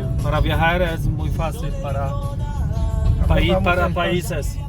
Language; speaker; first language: Spanish; non-native, learner; Polish